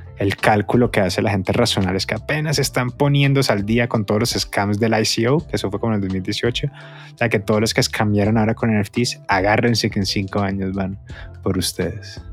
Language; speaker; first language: Spanish; native; Spanish